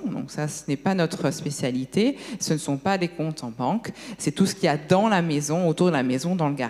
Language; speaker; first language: French; native; French